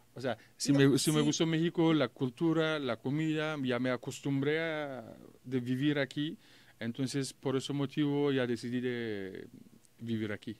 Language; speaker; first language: Spanish; non-native, fluent; Turkish